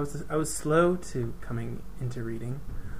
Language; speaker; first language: English; native; English